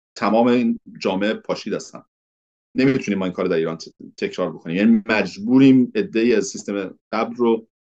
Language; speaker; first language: Persian; early bilingual, heritage; Persian